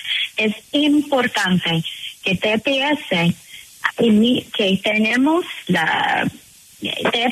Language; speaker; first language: Spanish; non-native, fluent; English